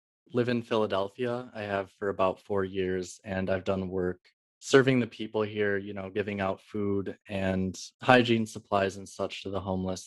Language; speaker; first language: English; native; English